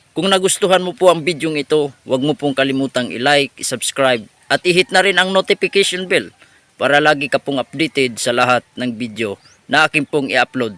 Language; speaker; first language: Filipino; non-native, local second language; Waray